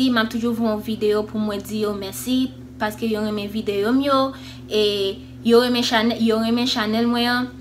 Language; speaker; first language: Haitian Creole; early bilingual, heritage; English